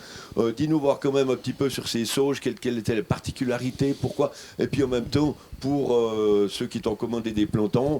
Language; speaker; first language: French; native; French